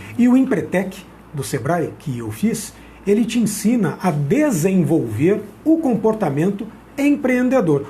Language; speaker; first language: Portuguese; native; Portuguese